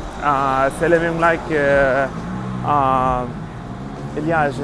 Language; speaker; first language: French; non-native, learner; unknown